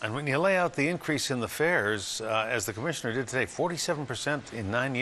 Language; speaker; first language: English; native; English